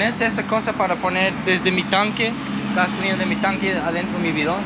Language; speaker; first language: Spanish; non-native, learner; English